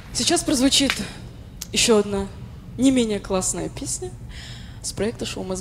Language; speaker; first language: Russian; native; Russian